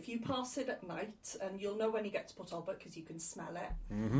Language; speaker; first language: English; native; English